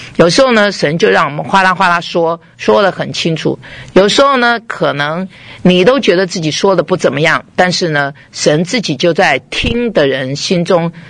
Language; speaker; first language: Chinese; native; Chinese